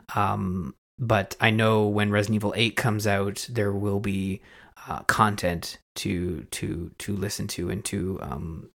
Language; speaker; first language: English; native; English